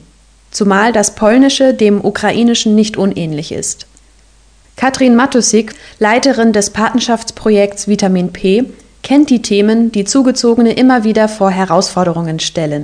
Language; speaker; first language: German; native; German